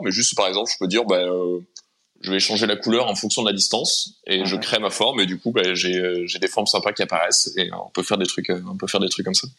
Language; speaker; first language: French; native; French